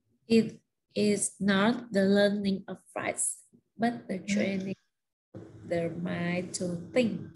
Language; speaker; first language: English; non-native, learner; Vietnamese